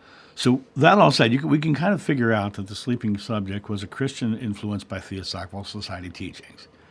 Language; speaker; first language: English; native; English